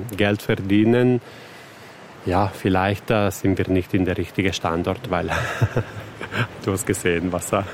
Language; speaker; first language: German; non-native, local second language; Italian